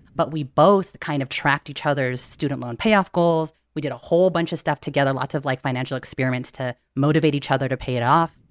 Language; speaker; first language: English; early bilingual, other home language; Filipino